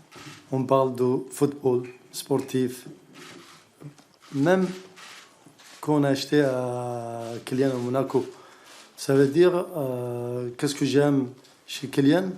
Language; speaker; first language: French; non-native, learner; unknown